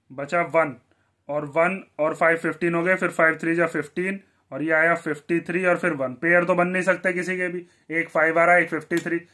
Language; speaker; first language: Hindi; native; Hindi